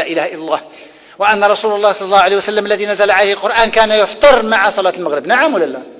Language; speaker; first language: Arabic; native; Arabic